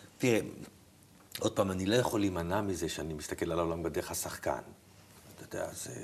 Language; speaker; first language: Hebrew; native; Hebrew